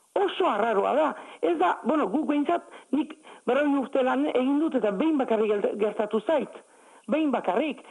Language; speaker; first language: Basque; native; Basque